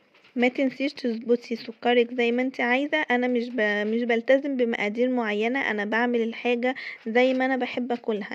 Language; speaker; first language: Arabic; native; Arabic